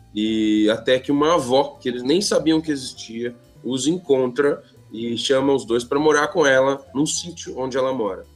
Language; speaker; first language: Portuguese; native; Portuguese